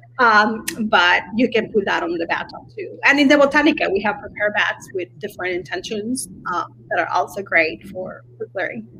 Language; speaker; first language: English; non-native, fluent; Spanish